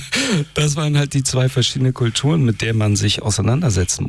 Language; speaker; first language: German; early bilingual, other home language; Persian